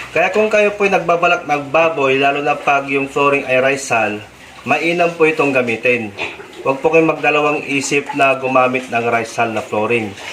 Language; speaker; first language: Filipino; non-native, local second language; Iloko